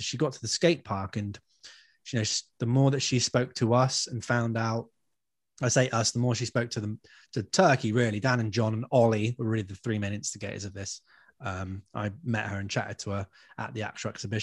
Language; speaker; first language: English; native; English